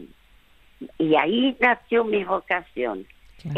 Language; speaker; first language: Spanish; early bilingual, other home language; French